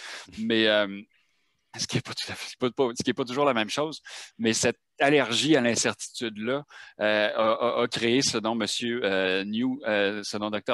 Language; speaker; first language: French; native; French